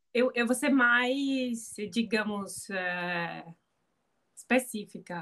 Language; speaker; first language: Portuguese; native; Portuguese